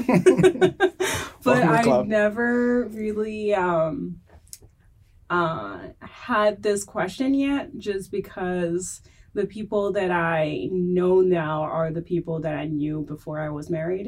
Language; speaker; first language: English; non-native, fluent; French